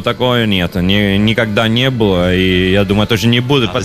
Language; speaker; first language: Russian; non-native, learner; Italian